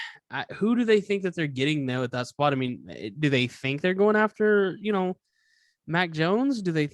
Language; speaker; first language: English; native; English